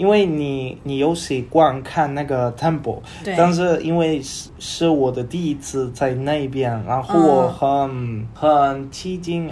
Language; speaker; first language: Chinese; non-native, learner; Spanish